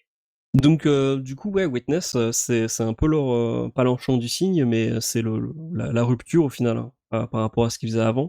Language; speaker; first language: French; native; French